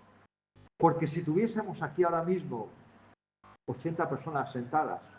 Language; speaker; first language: Spanish; native; Spanish